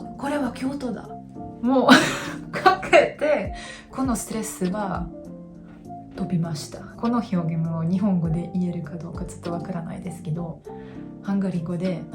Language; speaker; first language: Japanese; non-native, fluent; Hungarian